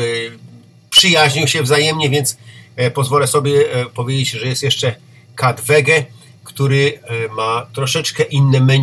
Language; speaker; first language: Polish; native; Polish